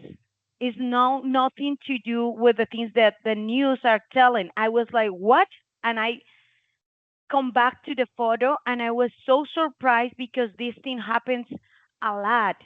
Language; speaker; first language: English; non-native, learner; Spanish